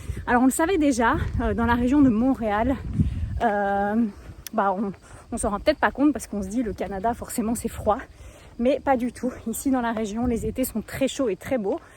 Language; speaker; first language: French; native; French